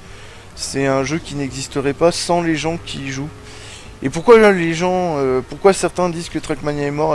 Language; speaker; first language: French; native; French